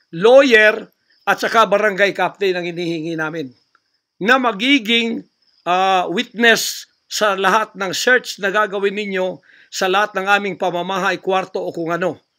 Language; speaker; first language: Filipino; native; Filipino